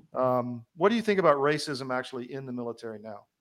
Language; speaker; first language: English; native; English